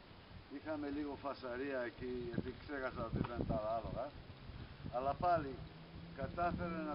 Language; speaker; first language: Greek; early bilingual, heritage; Greek